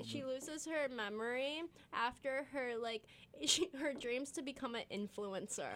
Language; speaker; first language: English; native; English